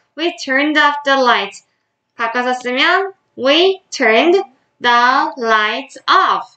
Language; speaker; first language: English; non-native, fluent; Korean